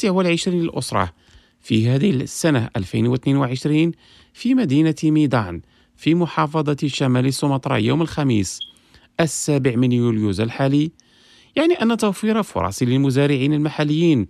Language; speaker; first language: Arabic; non-native, fluent; Indonesian